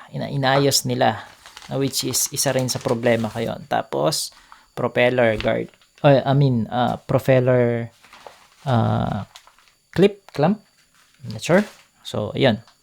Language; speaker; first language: Filipino; native; Filipino